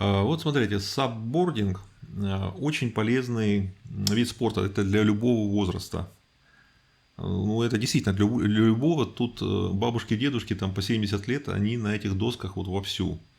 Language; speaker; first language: Russian; native; Russian